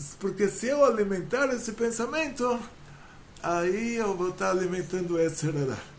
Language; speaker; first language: Portuguese; non-native, fluent; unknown